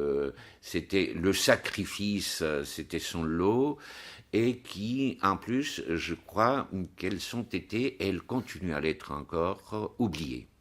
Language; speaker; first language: French; non-native, fluent; Spanish